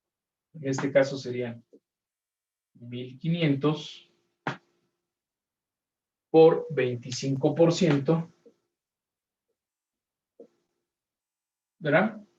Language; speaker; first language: Spanish; native; Spanish